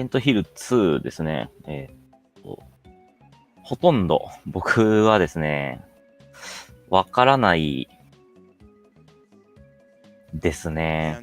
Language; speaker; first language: Japanese; native; Japanese